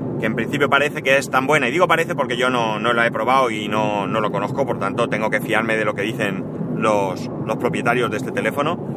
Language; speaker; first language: Spanish; native; Spanish